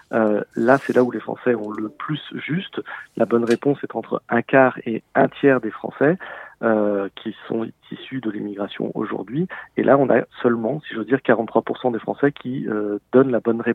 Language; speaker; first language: French; native; French